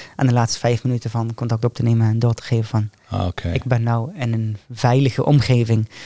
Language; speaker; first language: Dutch; non-native, fluent; Arabic